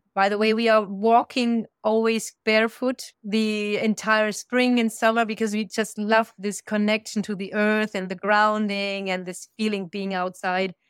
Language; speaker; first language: English; non-native, fluent; German